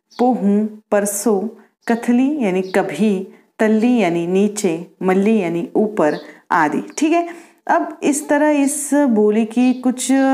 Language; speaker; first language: Hindi; non-native, local second language; Marathi